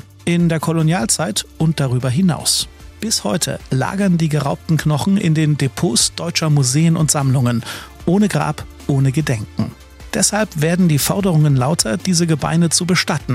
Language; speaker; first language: German; native; German